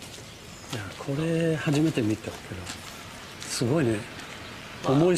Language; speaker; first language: Japanese; non-native, learner; English